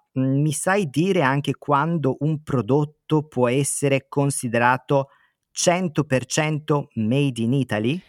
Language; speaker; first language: Italian; native; Italian